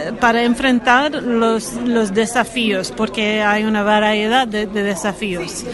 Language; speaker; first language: Spanish; non-native, learner; English